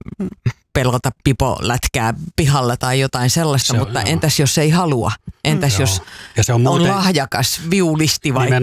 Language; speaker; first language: Finnish; native; Finnish